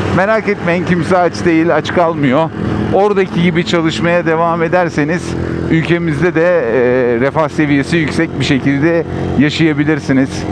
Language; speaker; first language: Turkish; early bilingual, heritage; Turkish